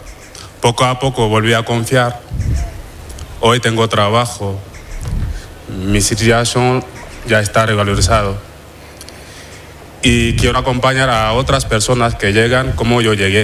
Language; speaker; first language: Spanish; non-native, fluent; Wolof